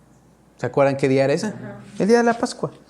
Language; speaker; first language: Spanish; native; Spanish